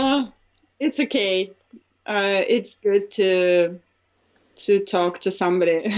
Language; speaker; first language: English; non-native, fluent; Russian